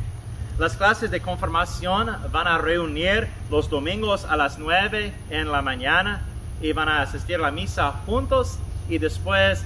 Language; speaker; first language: Spanish; non-native, fluent; English